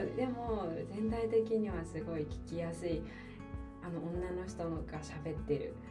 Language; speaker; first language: Japanese; native; Japanese